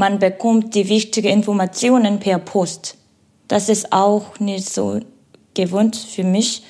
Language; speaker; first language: German; non-native, learner; Korean